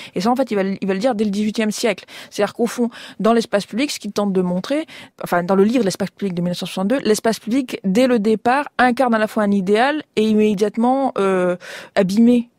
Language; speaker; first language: French; native; French